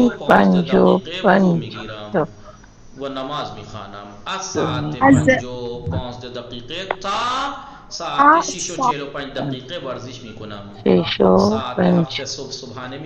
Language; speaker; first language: Persian; non-native, learner; Urdu